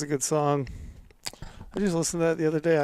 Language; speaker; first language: English; native; English